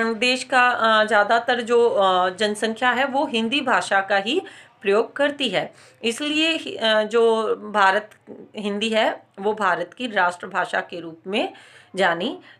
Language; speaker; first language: Hindi; native; Hindi